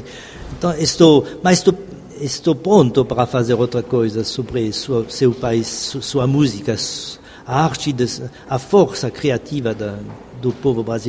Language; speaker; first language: Portuguese; non-native, fluent; French